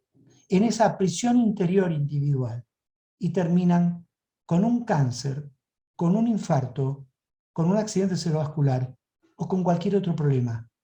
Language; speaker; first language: Spanish; native; Spanish